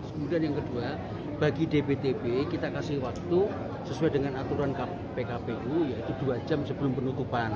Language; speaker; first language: Indonesian; native; Indonesian